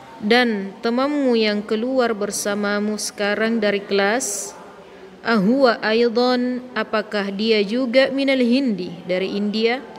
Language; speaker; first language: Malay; native; Malay